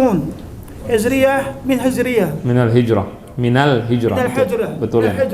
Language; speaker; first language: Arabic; non-native, learner; Indonesian